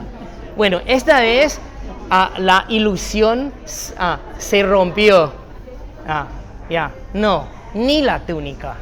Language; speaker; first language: Spanish; non-native, fluent; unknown